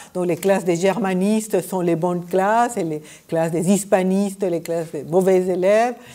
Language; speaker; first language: French; non-native, fluent; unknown